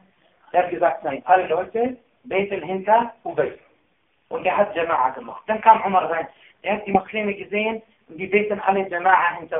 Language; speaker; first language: German; non-native, fluent; Arabic